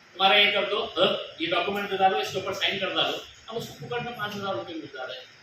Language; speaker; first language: Hindi; non-native, local second language; Marathi